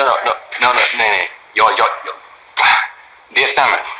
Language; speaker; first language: Swedish; non-native, learner; English